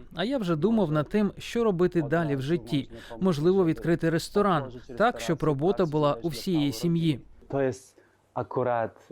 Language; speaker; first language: Ukrainian; early bilingual, heritage; Uzbek